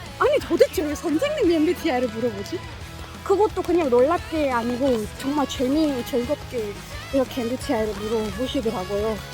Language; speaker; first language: Korean; non-native, fluent; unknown